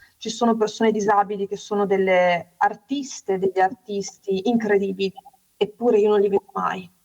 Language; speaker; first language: Italian; native; Italian